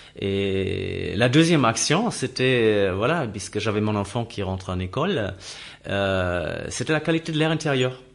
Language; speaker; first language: French; non-native, fluent; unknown